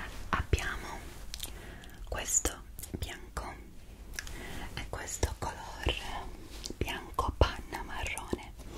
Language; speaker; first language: Italian; non-native, fluent; English